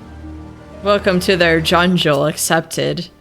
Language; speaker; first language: English; native; English